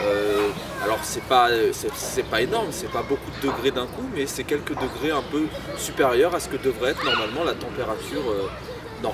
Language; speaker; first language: French; native; French